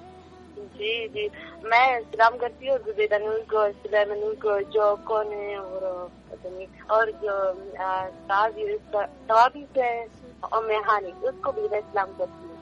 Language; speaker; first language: Hindi; non-native, local second language; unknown